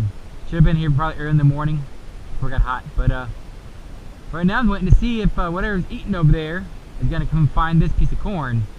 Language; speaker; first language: English; native; English